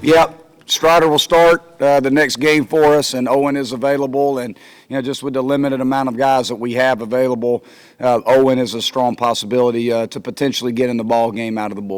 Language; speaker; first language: English; native; English